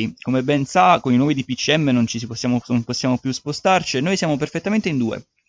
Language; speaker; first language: Italian; native; Italian